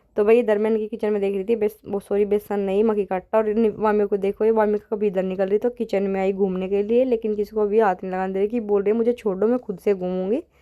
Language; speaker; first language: Hindi; native; Hindi